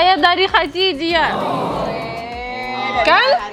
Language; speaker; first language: Indonesian; non-native, learner; Russian